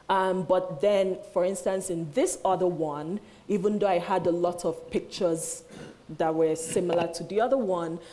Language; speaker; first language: English; non-native, local second language; Igbo